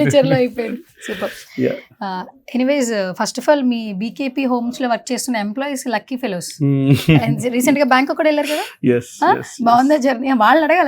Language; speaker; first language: Telugu; native; Telugu